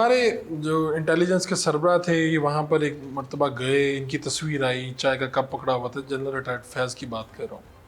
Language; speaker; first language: Urdu; non-native, local second language; Punjabi